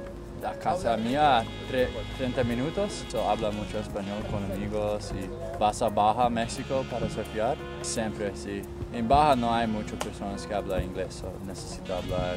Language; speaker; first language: Spanish; non-native, learner; Italian